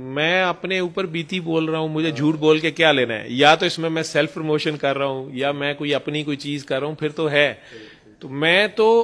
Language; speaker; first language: Urdu; non-native, local second language; Punjabi